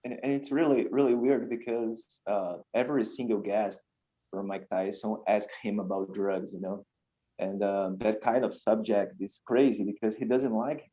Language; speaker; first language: English; non-native, fluent; Portuguese